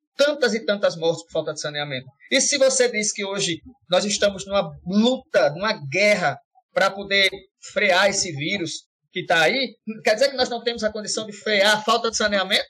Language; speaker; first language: Portuguese; native; Portuguese